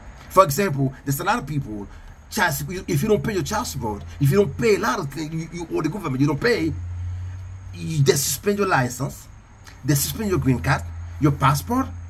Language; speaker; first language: English; non-native, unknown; Haitian Creole